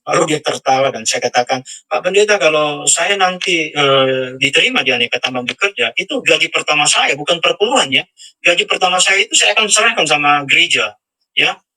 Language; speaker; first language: Indonesian; native; Indonesian